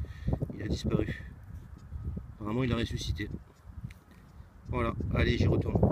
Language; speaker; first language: French; native; French